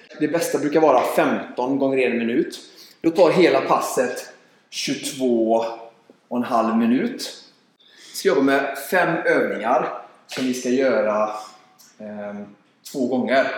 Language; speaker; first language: Swedish; native; Swedish